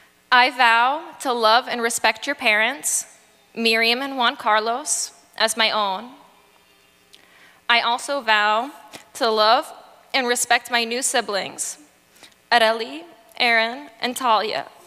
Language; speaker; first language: English; native; English